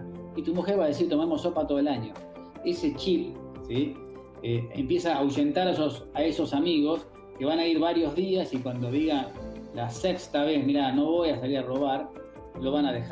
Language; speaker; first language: Spanish; native; Spanish